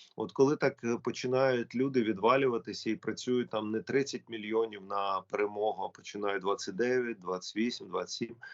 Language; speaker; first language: Ukrainian; non-native, local second language; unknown